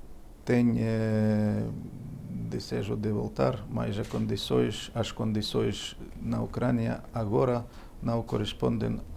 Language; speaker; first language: Portuguese; non-native, fluent; Ukrainian